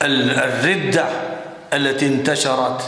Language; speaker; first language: Arabic; non-native, fluent; Urdu